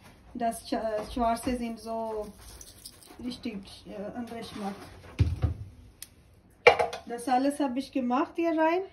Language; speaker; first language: German; non-native, learner; Urdu